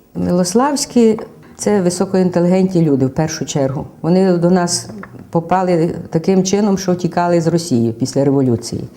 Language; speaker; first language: Ukrainian; native; Ukrainian